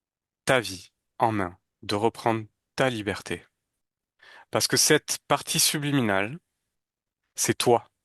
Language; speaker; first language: French; native; French